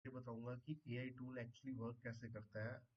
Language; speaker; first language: Hindi; non-native, local second language; Punjabi